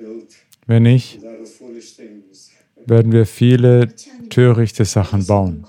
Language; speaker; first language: German; non-native, fluent; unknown